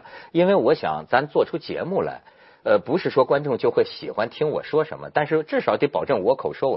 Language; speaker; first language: Chinese; native; Chinese